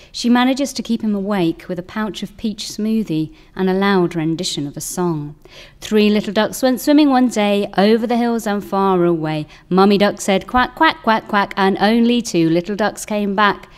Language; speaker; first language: English; native; English